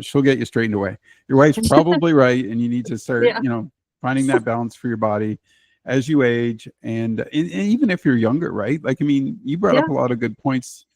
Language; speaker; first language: English; native; English